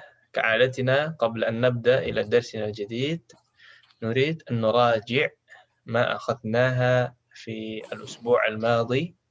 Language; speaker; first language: Arabic; non-native, fluent; Indonesian